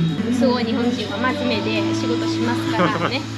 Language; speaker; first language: Japanese; non-native, learner; Vietnamese